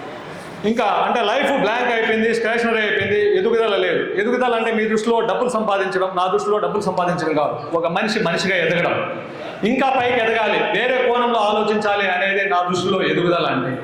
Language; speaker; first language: Telugu; native; Telugu